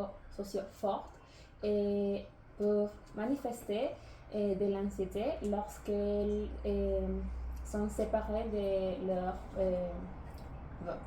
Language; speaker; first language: French; non-native, learner; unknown